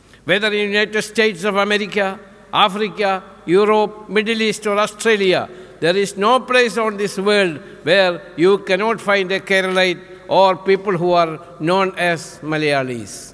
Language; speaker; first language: English; non-native, local second language; Malayalam